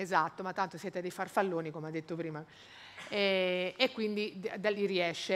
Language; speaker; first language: Italian; native; Italian